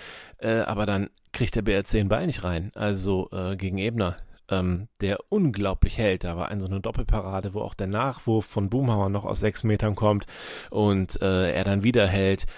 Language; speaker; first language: German; native; German